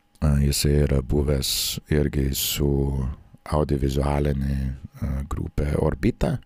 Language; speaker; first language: Lithuanian; non-native, fluent; English